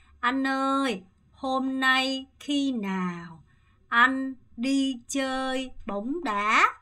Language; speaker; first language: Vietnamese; non-native, fluent; Korean